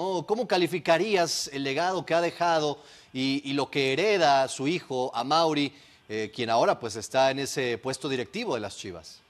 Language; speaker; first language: Spanish; native; Spanish